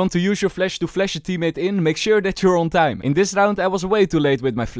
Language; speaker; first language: English; non-native, fluent; Dutch